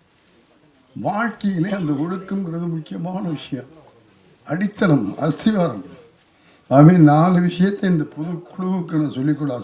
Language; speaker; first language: Tamil; native; Tamil